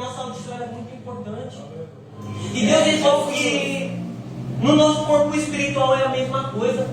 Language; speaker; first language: Portuguese; native; Portuguese